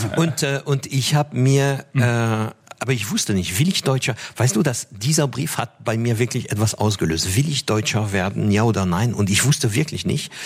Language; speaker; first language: German; non-native, fluent; French